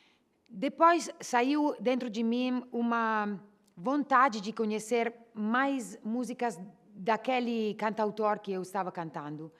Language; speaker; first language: Portuguese; non-native, learner; Italian